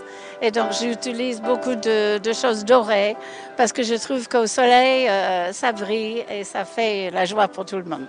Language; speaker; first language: French; non-native, fluent; English